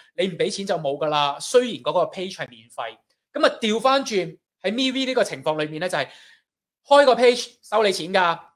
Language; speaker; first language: Cantonese; native; Cantonese